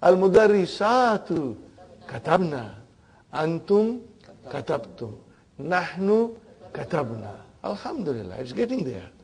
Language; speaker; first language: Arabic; non-native, fluent; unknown